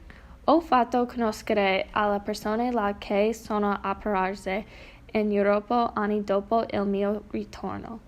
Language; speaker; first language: Italian; non-native, learner; English